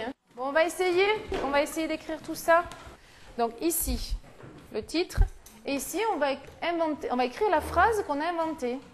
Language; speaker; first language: French; native; French